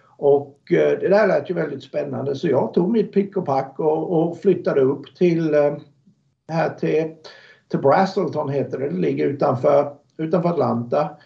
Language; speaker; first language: Swedish; native; Swedish